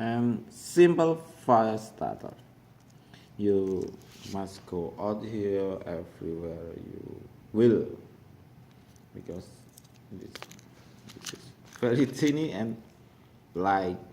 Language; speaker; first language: English; non-native, learner; Indonesian